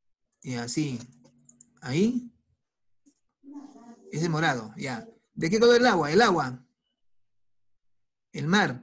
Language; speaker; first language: Spanish; native; Spanish